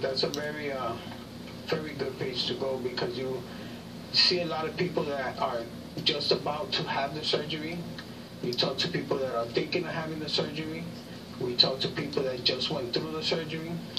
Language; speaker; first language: English; early bilingual, other home language; Spanish